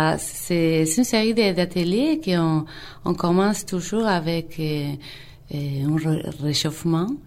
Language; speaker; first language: French; non-native, fluent; Spanish